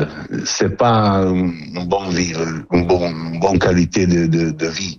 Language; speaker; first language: French; non-native, learner; Italian